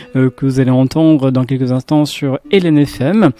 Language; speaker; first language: French; native; French